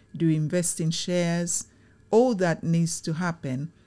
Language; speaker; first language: English; non-native, local second language; Swahili